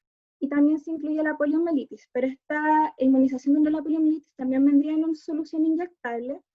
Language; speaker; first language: Spanish; native; Spanish